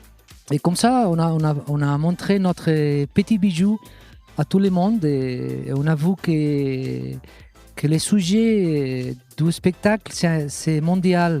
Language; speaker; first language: French; non-native, fluent; Catalan